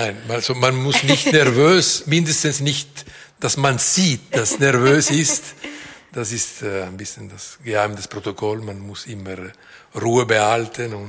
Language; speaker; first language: German; non-native, local second language; French